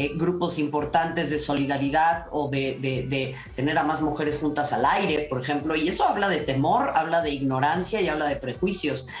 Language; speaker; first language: Spanish; native; Spanish